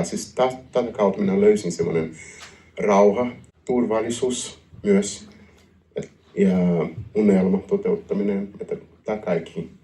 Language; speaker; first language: Finnish; non-native, learner; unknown